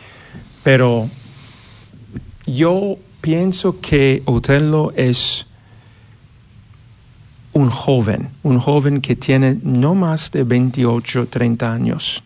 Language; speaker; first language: Spanish; non-native, fluent; English